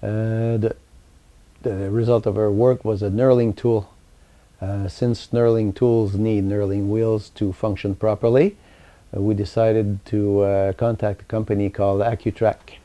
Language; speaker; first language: English; non-native, local second language; French